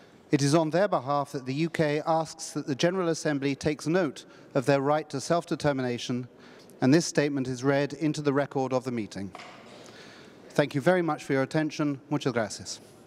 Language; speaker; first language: English; native; English